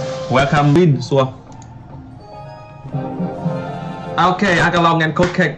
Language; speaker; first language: English; non-native, learner; Vietnamese